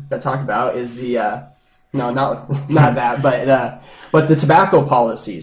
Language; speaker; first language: English; native; English